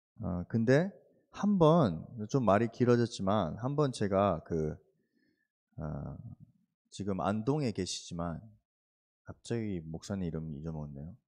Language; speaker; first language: Korean; early bilingual, heritage; Korean